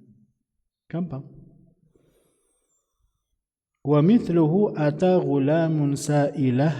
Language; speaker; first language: Arabic; non-native, fluent; Indonesian